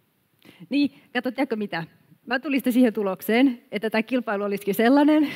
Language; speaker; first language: Finnish; native; Finnish